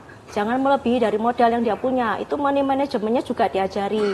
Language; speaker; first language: Indonesian; native; Indonesian